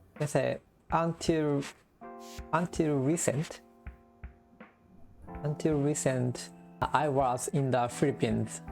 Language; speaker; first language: English; non-native, learner; Japanese